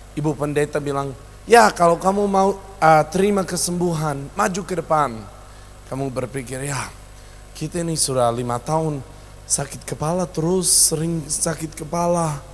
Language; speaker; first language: Indonesian; non-native, local second language; English